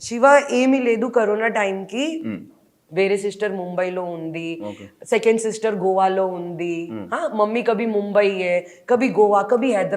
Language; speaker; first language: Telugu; non-native, learner; Hindi